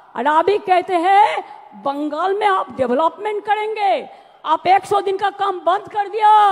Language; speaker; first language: Hindi; non-native, local second language; Bangla